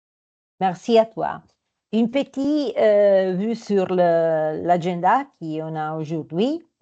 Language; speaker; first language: French; non-native, fluent; Italian